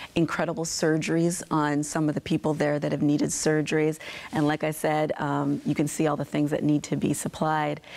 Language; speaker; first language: English; native; English